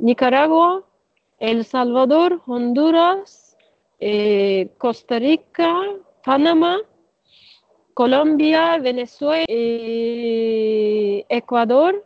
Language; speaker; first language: Spanish; non-native, learner; Turkish